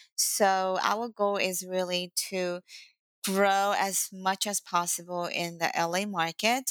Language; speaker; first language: English; non-native, fluent; Chinese